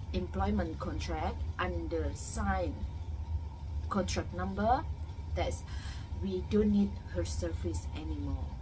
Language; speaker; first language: English; non-native, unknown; Indonesian